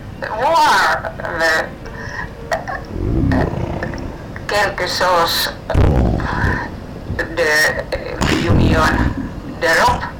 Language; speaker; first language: French; non-native, learner; Finnish